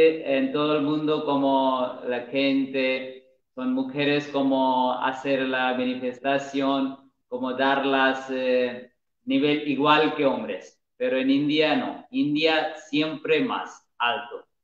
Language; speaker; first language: Spanish; non-native, learner; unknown